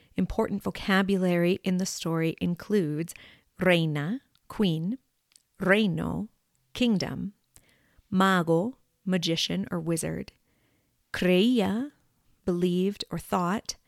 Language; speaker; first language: English; native; English